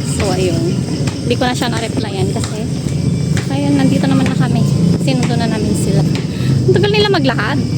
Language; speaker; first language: Filipino; native; Filipino